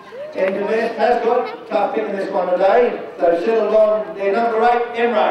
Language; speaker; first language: English; native; English